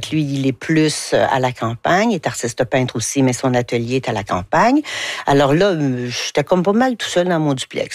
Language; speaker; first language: French; native; French